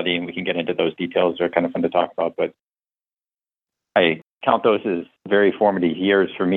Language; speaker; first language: English; native; English